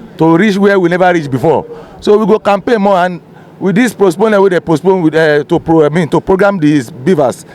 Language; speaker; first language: Nigerian Pidgin; non-native, local second language; Yoruba